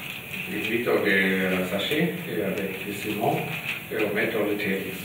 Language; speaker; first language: French; non-native, learner; German